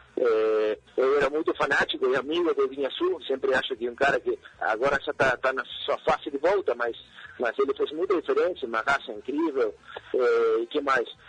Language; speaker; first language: Portuguese; non-native, fluent; Spanish